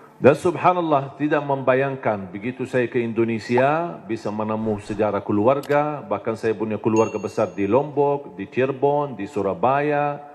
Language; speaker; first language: Indonesian; non-native, fluent; Arabic